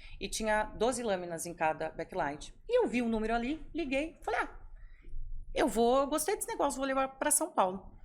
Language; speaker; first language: Portuguese; native; Portuguese